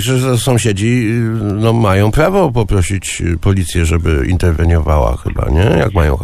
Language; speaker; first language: Polish; native; Polish